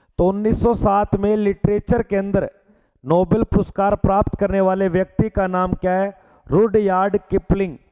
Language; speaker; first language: Hindi; native; Hindi